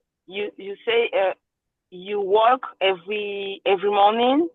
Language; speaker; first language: English; non-native, learner; French